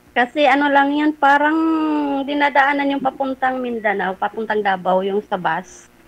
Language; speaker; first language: Filipino; non-native, local second language; Waray